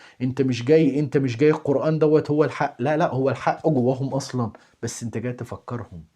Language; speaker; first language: Arabic; native; Arabic